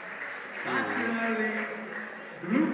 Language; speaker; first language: English; native; English